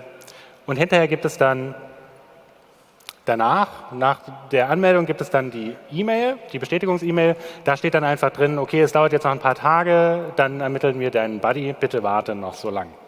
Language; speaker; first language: German; native; German